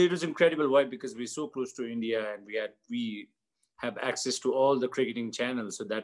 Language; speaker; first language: English; non-native, local second language; Nepali